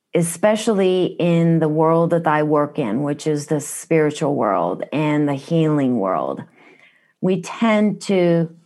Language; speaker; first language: English; non-native, fluent; Japanese